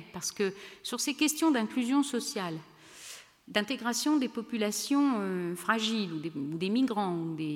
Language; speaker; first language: French; native; French